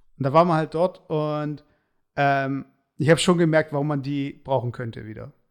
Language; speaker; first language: German; native; German